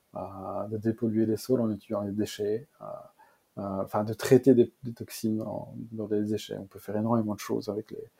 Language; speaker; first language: French; native; French